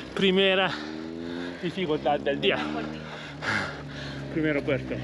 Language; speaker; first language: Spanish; non-native, learner; Italian